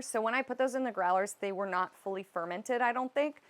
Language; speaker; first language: English; native; English